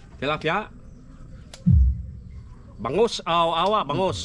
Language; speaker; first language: Filipino; non-native, local second language; Cebuano